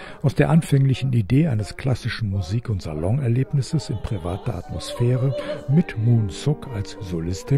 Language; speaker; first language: German; native; German